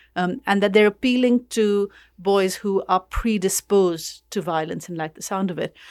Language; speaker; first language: English; non-native, local second language; Urdu